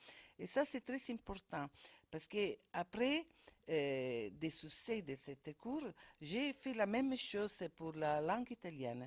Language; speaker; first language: French; non-native, fluent; Italian